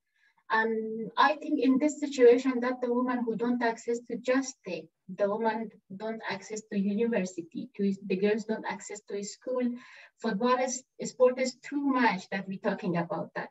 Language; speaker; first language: English; non-native, learner; Persian